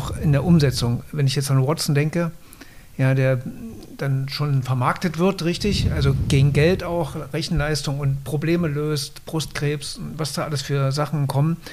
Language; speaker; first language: German; native; German